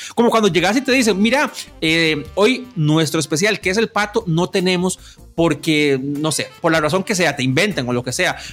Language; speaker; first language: Spanish; native; Spanish